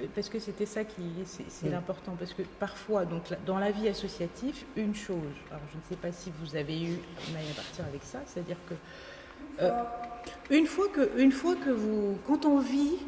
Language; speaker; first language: French; native; French